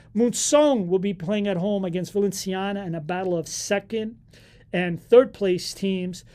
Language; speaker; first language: English; early bilingual, other home language; Portuguese